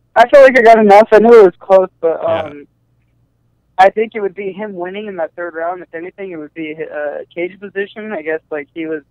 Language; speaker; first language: English; native; English